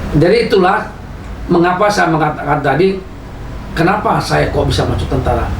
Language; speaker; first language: Indonesian; native; Indonesian